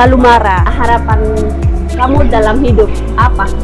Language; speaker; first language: Indonesian; non-native, learner; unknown